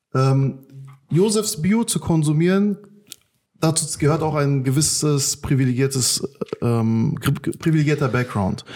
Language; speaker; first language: German; early bilingual, other home language; Persian